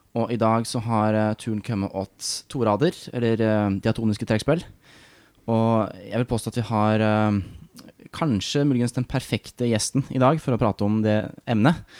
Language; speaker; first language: Norwegian; native; Norwegian